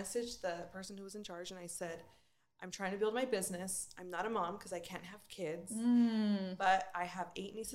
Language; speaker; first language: English; native; English